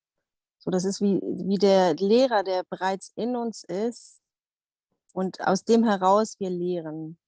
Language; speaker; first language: German; non-native, fluent; Dutch